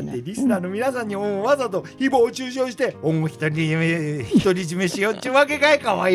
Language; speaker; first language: Japanese; native; Japanese